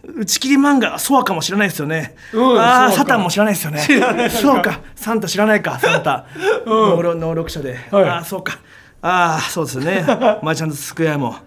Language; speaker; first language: Japanese; native; Japanese